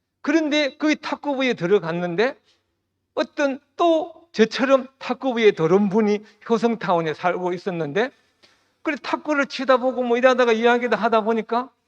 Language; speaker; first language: Korean; native; Korean